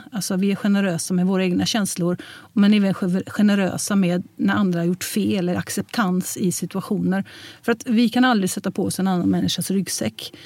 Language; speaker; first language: Swedish; early bilingual, heritage; Swedish